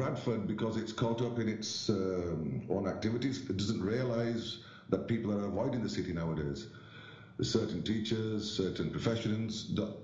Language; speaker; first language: English; native; English